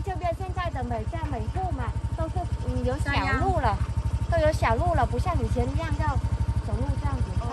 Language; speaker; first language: Chinese; non-native, fluent; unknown